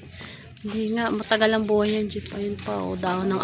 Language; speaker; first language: Filipino; native; Filipino